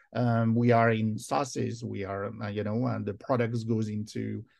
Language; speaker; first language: English; non-native, fluent; French